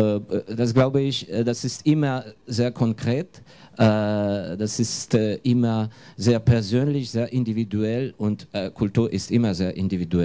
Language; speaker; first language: German; non-native, fluent; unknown